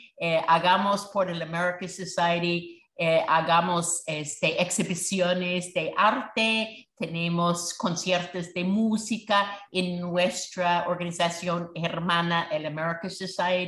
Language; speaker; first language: Spanish; non-native, fluent; English